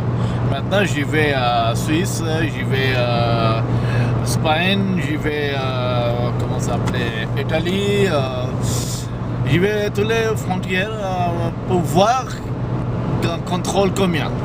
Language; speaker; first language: French; non-native, fluent; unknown